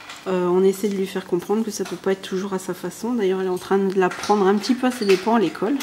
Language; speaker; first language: French; native; French